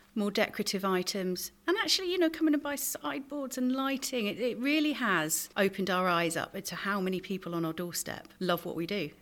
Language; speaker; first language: English; native; English